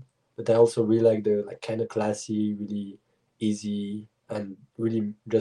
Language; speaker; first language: English; non-native, fluent; French